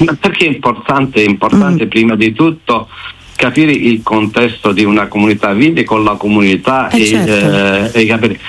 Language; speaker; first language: Italian; non-native, fluent; Arabic